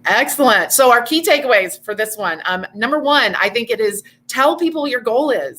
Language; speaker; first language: English; native; English